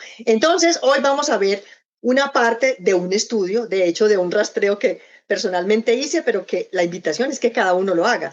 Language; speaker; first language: Spanish; native; Spanish